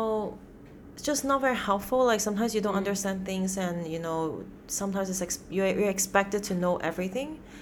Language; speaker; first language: English; non-native, local second language; Cantonese